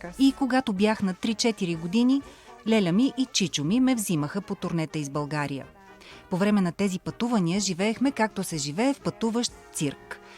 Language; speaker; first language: Bulgarian; early bilingual, heritage; Bulgarian